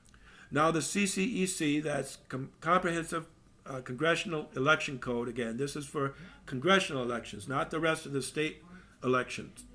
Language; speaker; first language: English; native; English